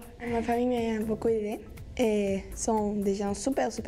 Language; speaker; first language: French; non-native, learner; Spanish